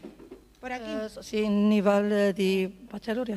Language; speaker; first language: Spanish; non-native, learner; Arabic